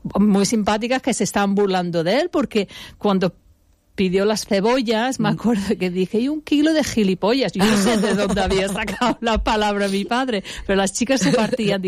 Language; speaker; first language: Spanish; non-native, fluent; English